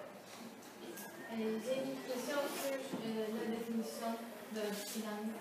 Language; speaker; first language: French; non-native, learner; Turkish